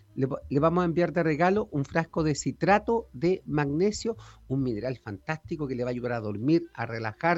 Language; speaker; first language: Spanish; native; Spanish